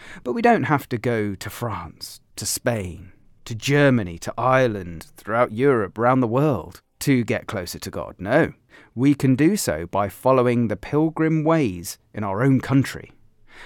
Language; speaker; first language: English; native; English